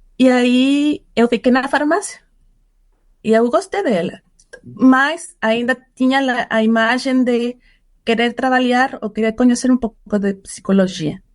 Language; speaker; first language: Portuguese; non-native, fluent; Spanish